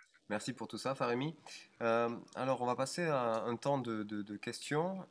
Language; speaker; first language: French; native; French